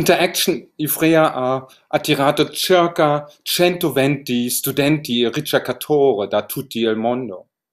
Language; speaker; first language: Italian; non-native, learner; German